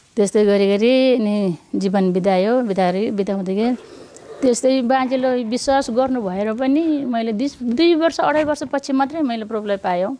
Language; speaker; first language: Nepali; non-native, local second language; Eastern Tamang